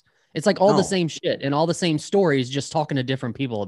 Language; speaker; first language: English; native; English